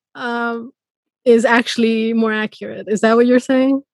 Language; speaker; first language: English; non-native, fluent; Persian